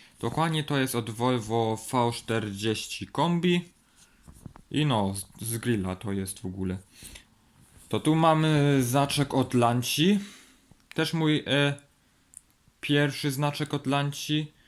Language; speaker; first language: Polish; early bilingual, heritage; Polish